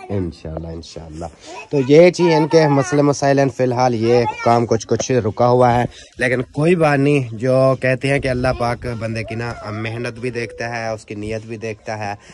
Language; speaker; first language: Urdu; non-native, local second language; Saraiki